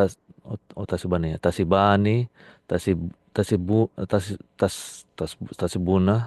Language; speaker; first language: Arabic; non-native, learner; Indonesian